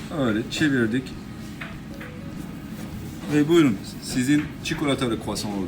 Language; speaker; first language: Turkish; non-native, learner; French